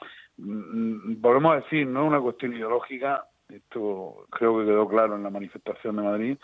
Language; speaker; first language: Spanish; native; Spanish